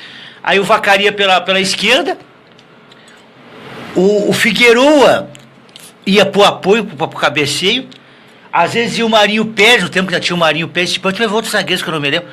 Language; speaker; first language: Portuguese; native; Portuguese